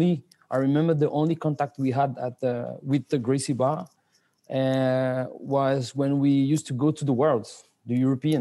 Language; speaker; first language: English; non-native, fluent; French